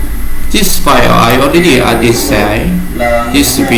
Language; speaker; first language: English; non-native, learner; Vietnamese